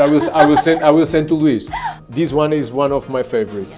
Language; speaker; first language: English; non-native, fluent; Portuguese